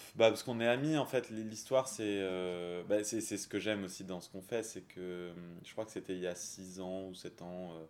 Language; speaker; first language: French; native; French